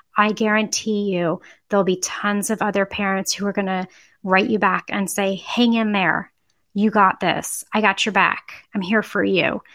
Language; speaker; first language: English; native; English